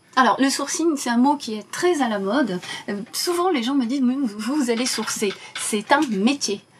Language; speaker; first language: French; non-native, local second language; Arabic